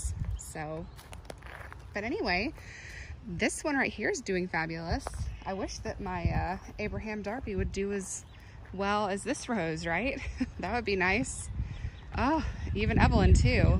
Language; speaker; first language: English; native; English